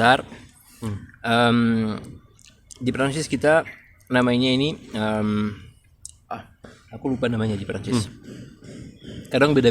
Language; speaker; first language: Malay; non-native, fluent; French